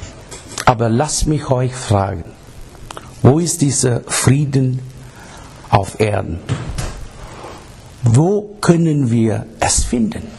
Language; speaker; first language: German; non-native, learner; English